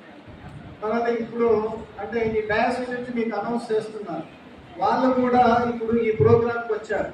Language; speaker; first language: Telugu; native; Telugu